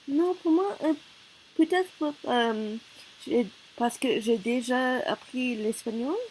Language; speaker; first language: French; non-native, learner; Korean